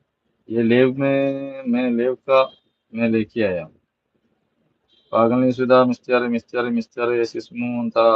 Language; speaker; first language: Hindi; non-native, local second language; Malayalam